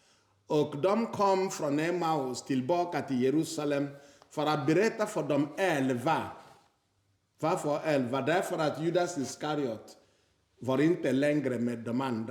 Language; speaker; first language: Swedish; non-native, fluent; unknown